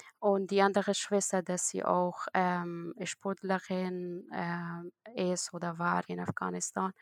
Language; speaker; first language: German; non-native, learner; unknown